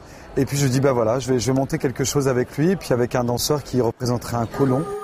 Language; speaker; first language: French; native; French